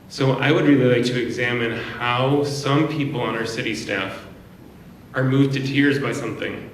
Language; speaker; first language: English; native; English